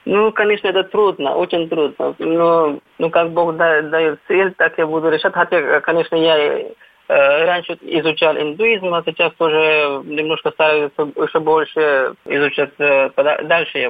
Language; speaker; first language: Russian; non-native, fluent; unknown